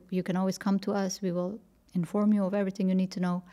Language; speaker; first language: English; non-native, fluent; Dutch